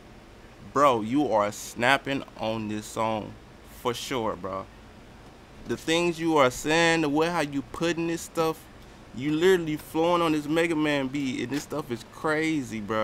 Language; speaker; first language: English; native; English